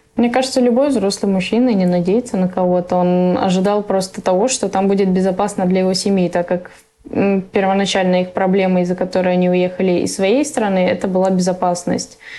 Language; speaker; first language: Russian; early bilingual, other home language; Persian